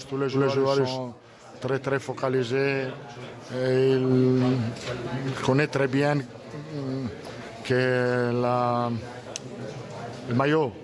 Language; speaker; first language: French; non-native, learner; Italian